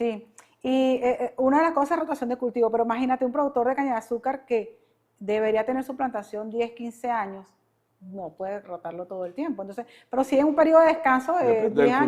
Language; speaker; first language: Spanish; native; Spanish